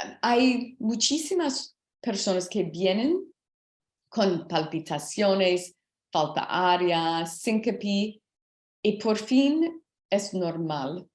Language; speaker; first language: Spanish; non-native, learner; English